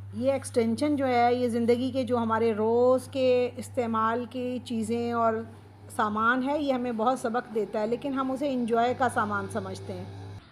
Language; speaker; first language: Urdu; non-native, local second language; Punjabi